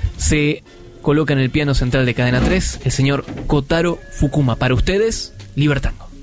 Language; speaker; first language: Spanish; native; Spanish